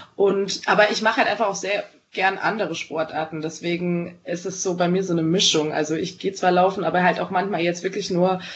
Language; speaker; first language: German; native; German